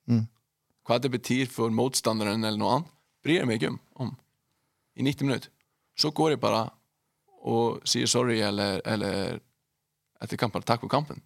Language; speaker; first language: Norwegian; non-native, fluent; Icelandic